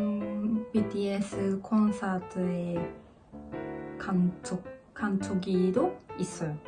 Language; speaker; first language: Korean; non-native, learner; Japanese